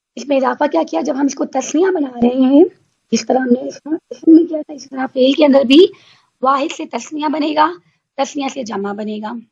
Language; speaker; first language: Urdu; native; Urdu